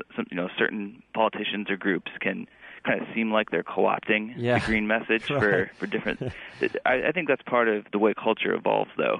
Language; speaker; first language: English; native; English